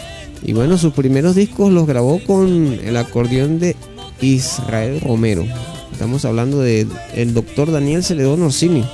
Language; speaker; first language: Spanish; native; Spanish